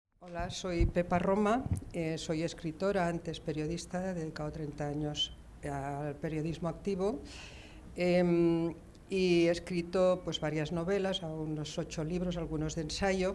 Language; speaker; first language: Spanish; native; Spanish